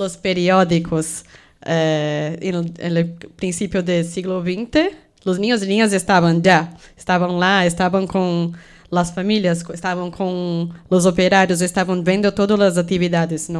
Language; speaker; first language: Spanish; non-native, fluent; Portuguese